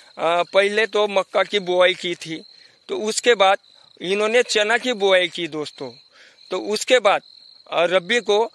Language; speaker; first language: Hindi; non-native, local second language; Marathi